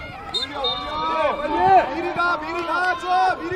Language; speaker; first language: Korean; native; Korean